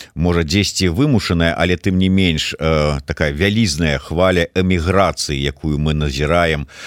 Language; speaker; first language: Belarusian; non-native, local second language; Russian